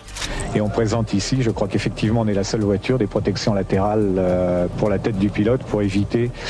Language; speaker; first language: French; native; French